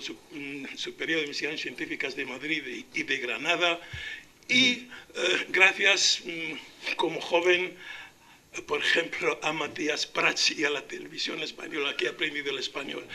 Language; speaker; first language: Spanish; non-native, local second language; Arabic